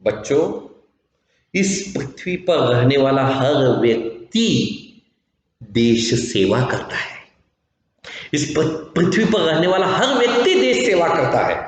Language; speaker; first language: Hindi; non-native, local second language; Kannada